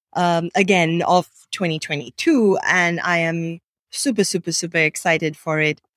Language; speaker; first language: English; non-native, local second language; Sinhala